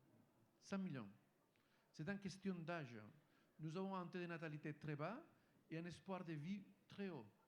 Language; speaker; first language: French; non-native, fluent; Spanish